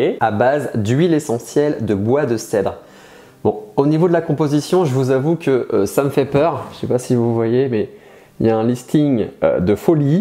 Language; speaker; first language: French; native; French